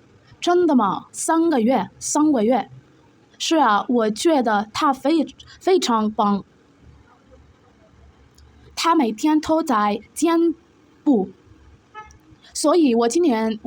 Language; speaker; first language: Chinese; non-native, learner; Arabic